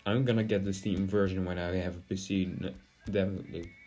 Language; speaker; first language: English; non-native, fluent; Dutch